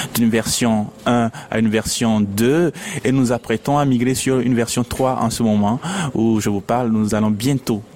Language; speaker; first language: French; non-native, local second language; Ewe